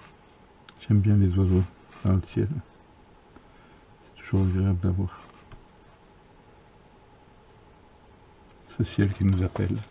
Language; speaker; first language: French; native; French